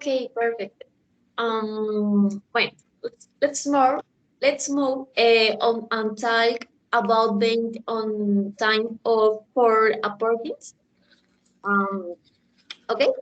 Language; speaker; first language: English; non-native, learner; Spanish